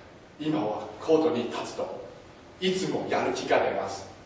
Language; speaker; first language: Japanese; non-native, learner; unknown